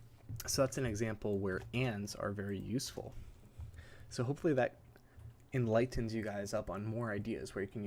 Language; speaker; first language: English; native; English